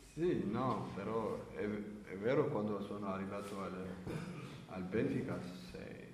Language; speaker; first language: Italian; non-native, learner; French